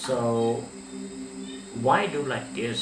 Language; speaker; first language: English; non-native, learner; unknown